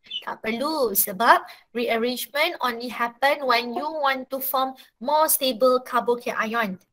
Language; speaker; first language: English; non-native, local second language; Malay